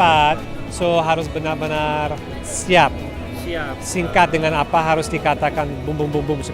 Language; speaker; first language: Indonesian; non-native, fluent; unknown